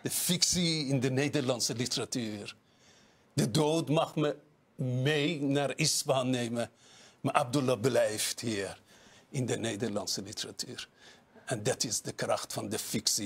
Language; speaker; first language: Dutch; non-native, fluent; Persian